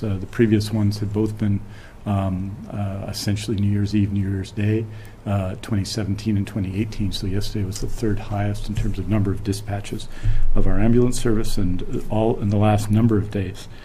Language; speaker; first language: English; native; English